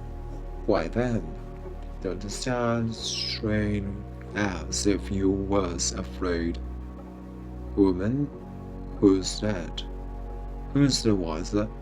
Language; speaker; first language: English; non-native, fluent; Japanese